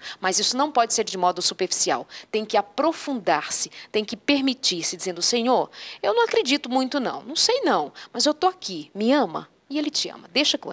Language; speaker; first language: Portuguese; native; Portuguese